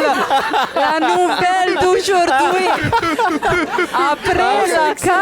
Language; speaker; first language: French; non-native, learner; Italian